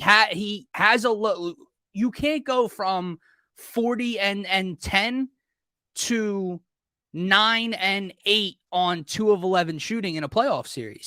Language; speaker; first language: English; native; English